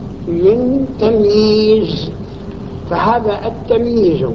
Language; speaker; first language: Arabic; native; Arabic